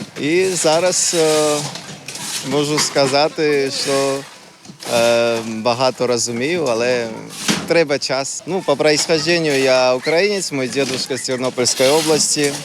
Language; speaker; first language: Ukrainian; non-native, learner; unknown